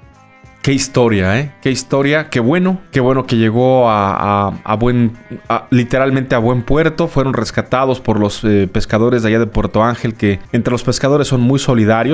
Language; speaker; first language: Spanish; native; Spanish